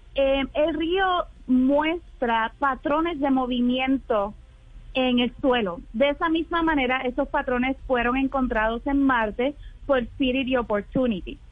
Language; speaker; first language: Spanish; native; Spanish